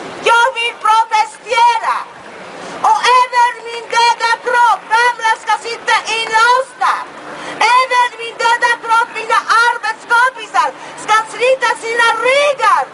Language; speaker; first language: Swedish; non-native, fluent; Polish